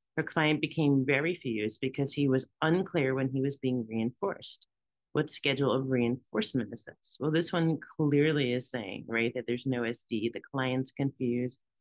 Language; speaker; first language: English; native; English